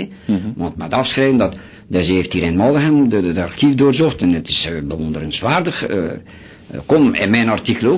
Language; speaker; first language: Dutch; native; Dutch